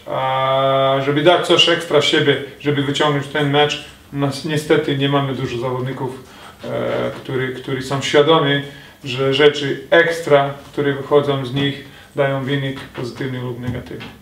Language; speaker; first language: Polish; non-native, fluent; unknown